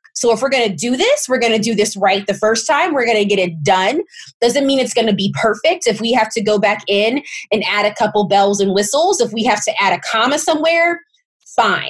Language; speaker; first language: English; native; English